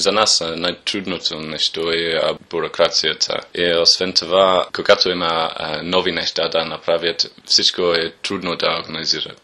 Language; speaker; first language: Bulgarian; non-native, learner; English